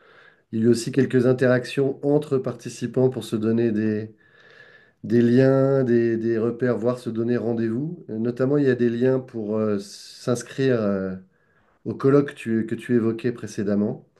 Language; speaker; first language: French; native; French